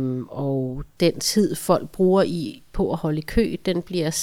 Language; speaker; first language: Danish; native; Danish